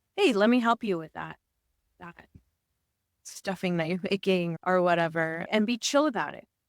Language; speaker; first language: English; native; English